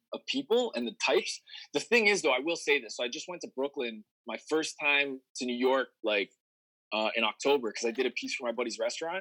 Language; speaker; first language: English; native; English